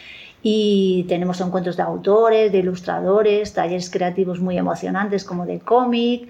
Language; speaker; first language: Spanish; native; Spanish